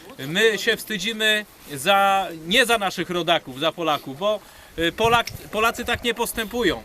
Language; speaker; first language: Polish; native; Polish